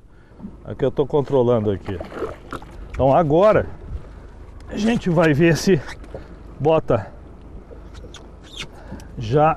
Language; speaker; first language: Portuguese; native; Portuguese